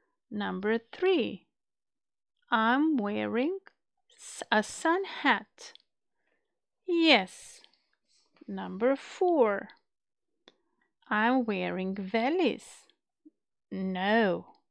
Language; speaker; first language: English; non-native, fluent; Macedonian